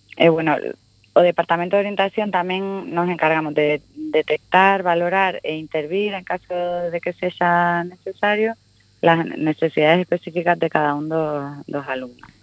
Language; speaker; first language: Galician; non-native, local second language; Spanish